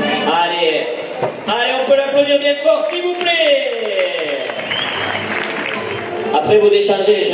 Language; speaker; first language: French; native; French